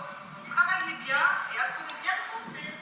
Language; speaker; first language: French; non-native, fluent; Ukrainian